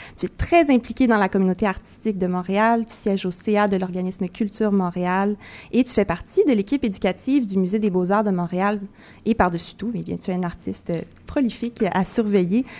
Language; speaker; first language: French; native; French